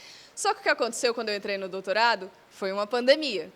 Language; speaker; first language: Portuguese; native; Portuguese